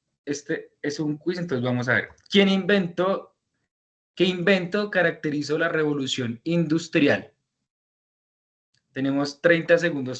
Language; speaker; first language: Spanish; native; Spanish